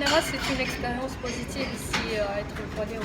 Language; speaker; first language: French; non-native, local second language; Arabic